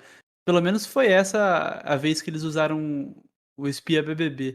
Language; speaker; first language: Portuguese; native; Portuguese